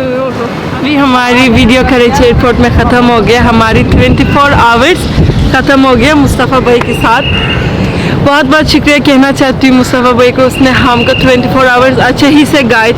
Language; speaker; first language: Hindi; non-native, learner; Turkish